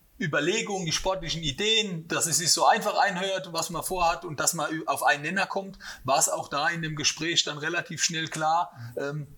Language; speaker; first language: German; native; German